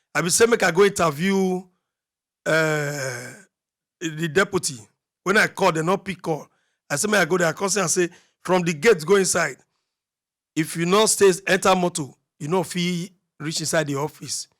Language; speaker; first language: Nigerian Pidgin; native; Nigerian Pidgin